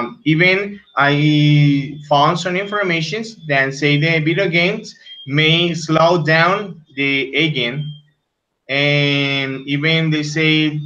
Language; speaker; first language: English; non-native, learner; Spanish